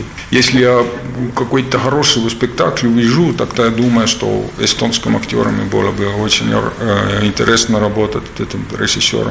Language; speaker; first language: Russian; non-native, learner; Estonian